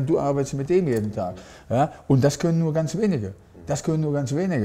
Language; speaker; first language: German; native; German